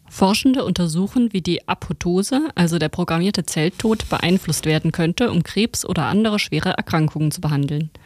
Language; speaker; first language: German; native; German